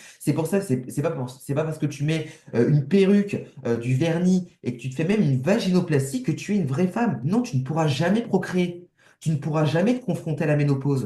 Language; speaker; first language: French; native; French